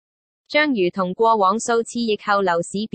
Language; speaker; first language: Chinese; native; Chinese